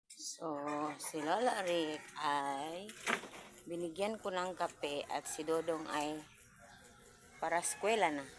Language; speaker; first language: Filipino; non-native, local second language; Cebuano